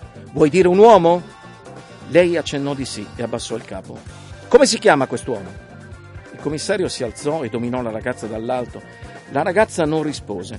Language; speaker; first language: Italian; native; Italian